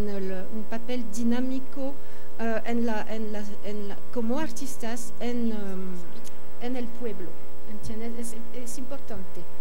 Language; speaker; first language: Spanish; non-native, fluent; French